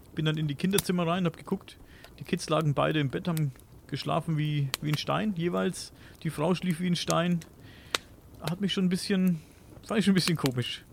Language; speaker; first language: German; native; German